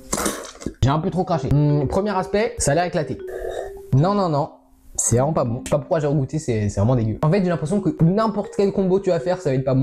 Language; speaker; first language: French; native; French